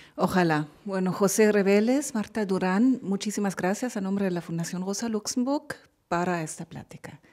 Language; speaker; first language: Spanish; non-native, fluent; German